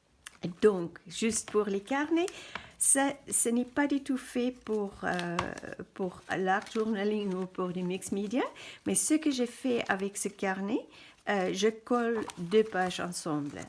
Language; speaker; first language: French; non-native, fluent; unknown